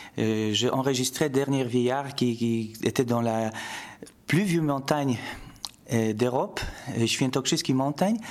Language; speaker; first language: French; non-native, fluent; Polish